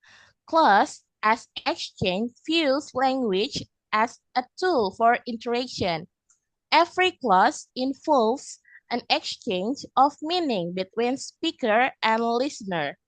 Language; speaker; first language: English; non-native, learner; Indonesian